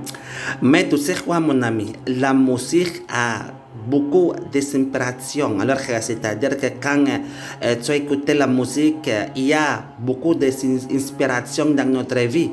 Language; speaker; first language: French; non-native, learner; Indonesian